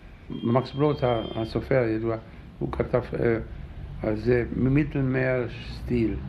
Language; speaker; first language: Hebrew; non-native, fluent; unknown